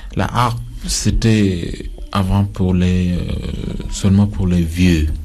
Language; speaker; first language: French; non-native, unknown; Acoli